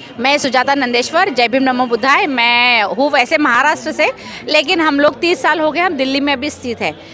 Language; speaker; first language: Hindi; non-native, local second language; Marathi